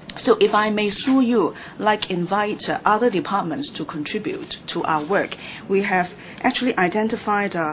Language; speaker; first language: English; non-native, local second language; Cantonese